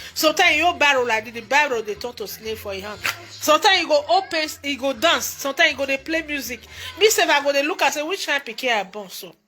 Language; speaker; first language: Nigerian Pidgin; native; Nigerian Pidgin